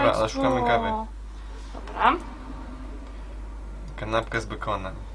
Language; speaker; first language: Polish; native; Polish